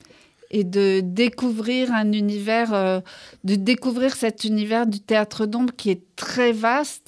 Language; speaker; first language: French; native; French